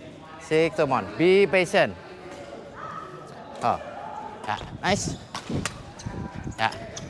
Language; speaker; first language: English; non-native, fluent; Indonesian